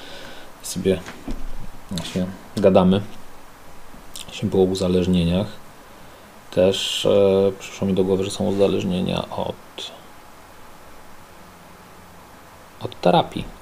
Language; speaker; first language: Polish; native; Polish